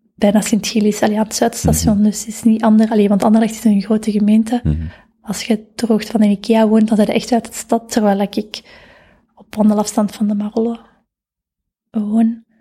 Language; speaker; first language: Dutch; native; Dutch